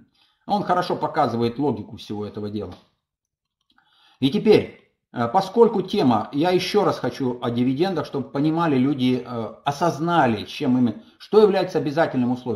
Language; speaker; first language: Russian; native; Russian